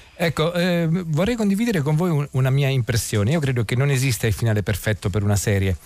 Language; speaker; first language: Italian; native; Italian